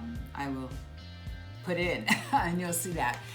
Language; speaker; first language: English; native; English